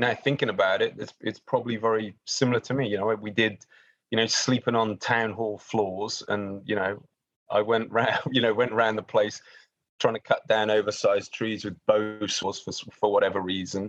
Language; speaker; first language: English; native; English